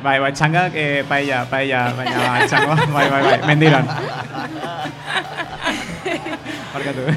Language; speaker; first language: Basque; non-native, learner; Spanish